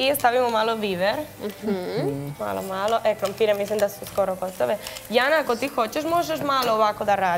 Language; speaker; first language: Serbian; non-native, learner; Spanish